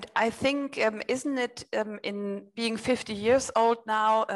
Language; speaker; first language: English; non-native, fluent; German